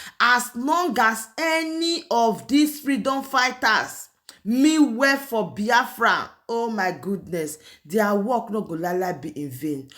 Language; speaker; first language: Nigerian Pidgin; non-native, local second language; Igbo